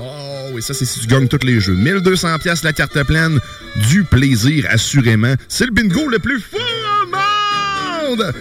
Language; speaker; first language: French; native; French